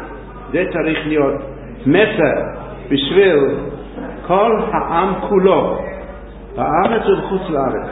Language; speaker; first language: Hebrew; non-native, fluent; English